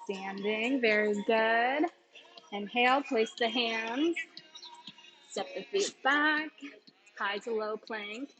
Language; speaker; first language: English; native; English